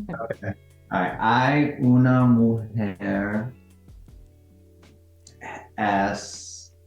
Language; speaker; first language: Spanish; non-native, learner; English